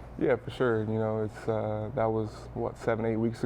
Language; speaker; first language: English; native; English